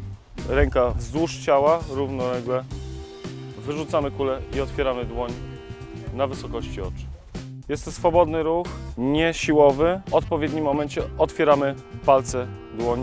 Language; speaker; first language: Polish; native; Polish